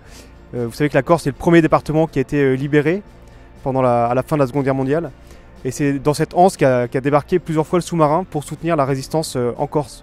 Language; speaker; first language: French; native; French